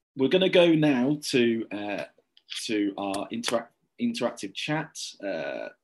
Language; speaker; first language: English; native; English